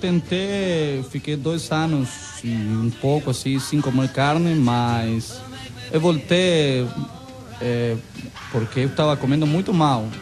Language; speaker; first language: Portuguese; non-native, fluent; Spanish